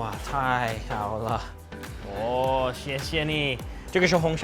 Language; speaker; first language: Chinese; non-native, learner; English